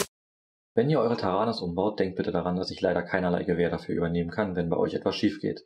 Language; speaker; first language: German; native; German